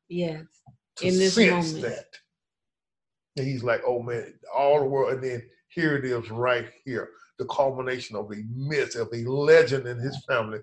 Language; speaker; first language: English; native; English